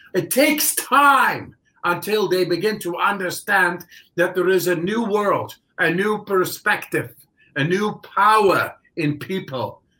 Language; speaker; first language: English; non-native, fluent; Dutch